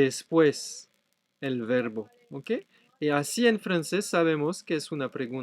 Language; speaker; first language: Spanish; non-native, fluent; French